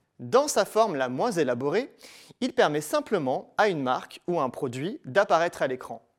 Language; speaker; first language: French; native; French